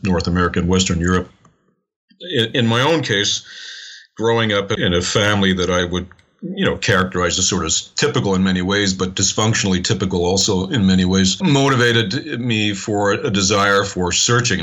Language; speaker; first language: English; native; English